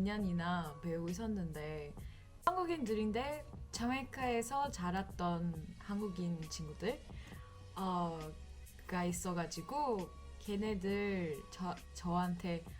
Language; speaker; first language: Korean; non-native, fluent; English